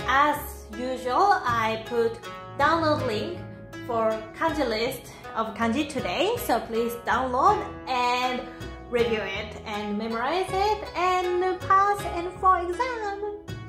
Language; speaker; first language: English; non-native, fluent; Japanese